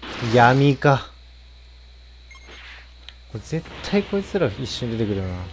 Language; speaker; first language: Japanese; native; Japanese